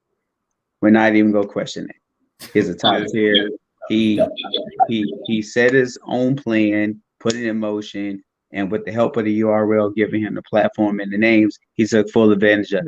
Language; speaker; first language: English; native; English